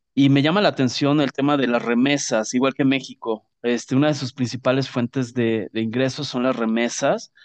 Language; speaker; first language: Spanish; native; Spanish